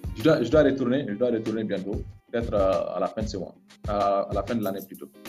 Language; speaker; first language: French; non-native, local second language; Bambara